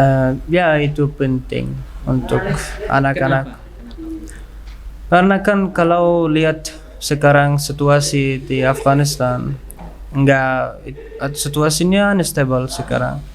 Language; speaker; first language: Indonesian; non-native, learner; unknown